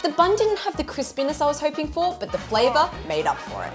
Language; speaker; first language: English; native; English